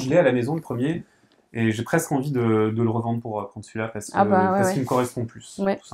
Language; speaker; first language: French; native; French